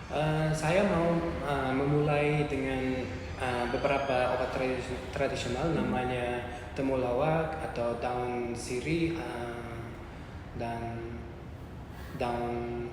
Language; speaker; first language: Indonesian; non-native, learner; Uzbek